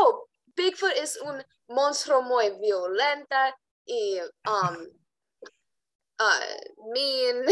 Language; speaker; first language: Spanish; non-native, learner; English